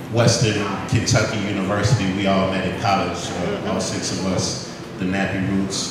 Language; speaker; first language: English; native; English